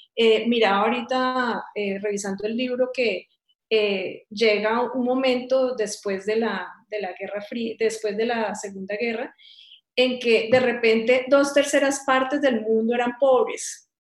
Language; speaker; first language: Spanish; native; Spanish